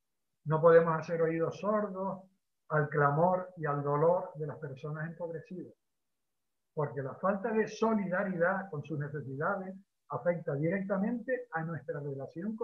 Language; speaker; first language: Spanish; native; Spanish